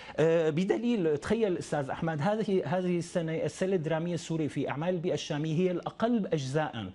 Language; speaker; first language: Arabic; native; Arabic